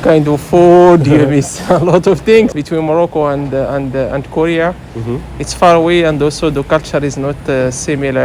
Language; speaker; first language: English; non-native, fluent; Arabic